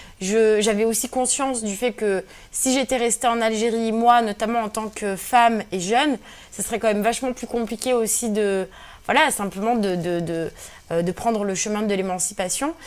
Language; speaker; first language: French; early bilingual, other home language; Kabyle